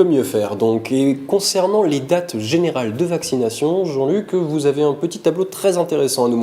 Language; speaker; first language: French; native; French